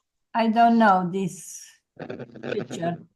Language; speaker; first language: English; non-native, learner; Spanish